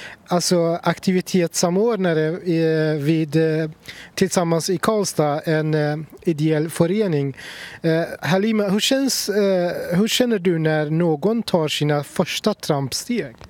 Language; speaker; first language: Swedish; non-native, fluent; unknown